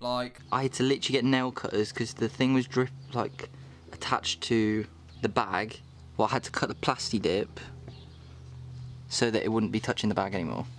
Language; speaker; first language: English; native; English